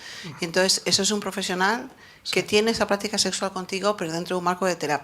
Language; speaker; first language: Spanish; native; Spanish